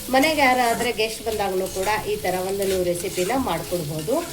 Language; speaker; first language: Kannada; native; Kannada